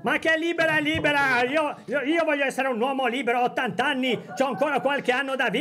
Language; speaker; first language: Italian; native; Italian